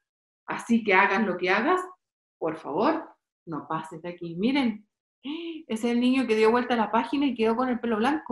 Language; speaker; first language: Spanish; native; Spanish